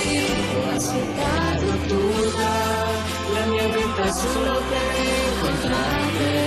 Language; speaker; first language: Italian; non-native, learner; Filipino